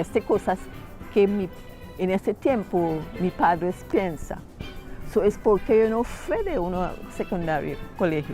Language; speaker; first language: Spanish; non-native, learner; English